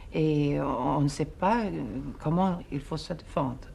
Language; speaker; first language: French; non-native, fluent; Swedish